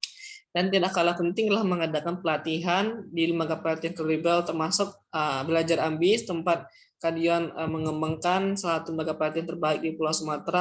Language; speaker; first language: Indonesian; non-native, local second language; Minangkabau